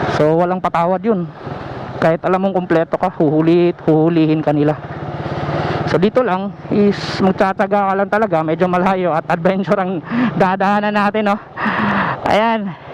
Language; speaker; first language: Filipino; non-native, local second language; Cebuano